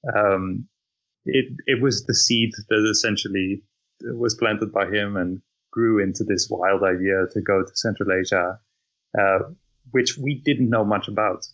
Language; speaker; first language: English; non-native, fluent; Dutch